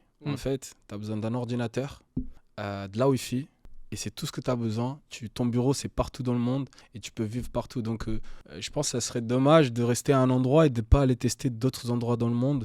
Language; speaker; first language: French; native; French